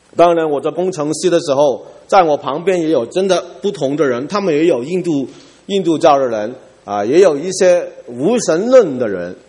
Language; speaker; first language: Chinese; non-native, local second language; Cantonese